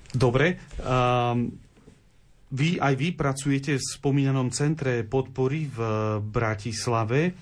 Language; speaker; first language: Slovak; native; Slovak